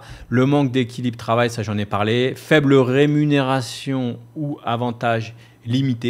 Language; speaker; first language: French; native; French